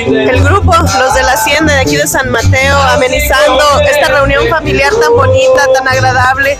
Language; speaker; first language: Spanish; native; Spanish